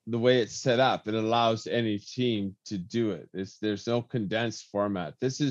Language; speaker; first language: English; native; English